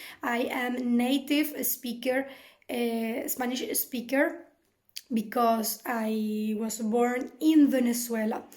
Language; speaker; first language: English; non-native, fluent; Spanish